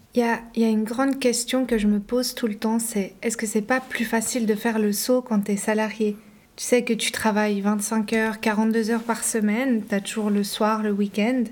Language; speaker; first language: French; native; French